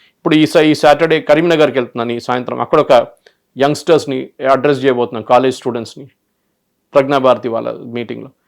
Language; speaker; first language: Telugu; early bilingual, other home language; Malayalam